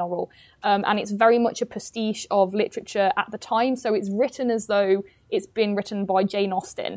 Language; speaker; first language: English; native; English